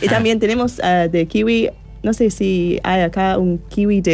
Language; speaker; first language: Spanish; non-native, learner; English